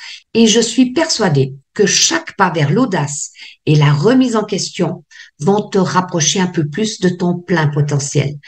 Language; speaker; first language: French; native; French